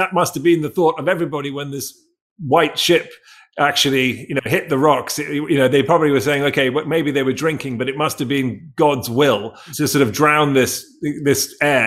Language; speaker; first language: English; native; English